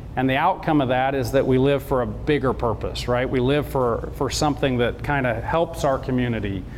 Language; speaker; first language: English; native; English